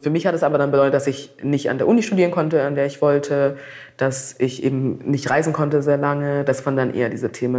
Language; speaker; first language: German; native; German